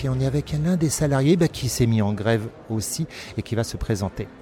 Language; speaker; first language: French; native; French